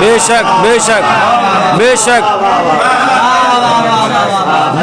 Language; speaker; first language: Urdu; native; Urdu